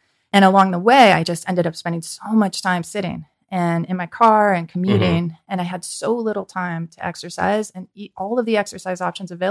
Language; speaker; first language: English; native; English